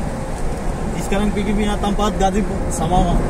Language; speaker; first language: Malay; non-native, learner; Bangla